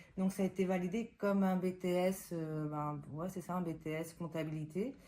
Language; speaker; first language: French; non-native, fluent; Spanish